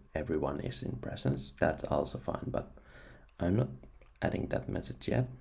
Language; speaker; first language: English; non-native, fluent; Finnish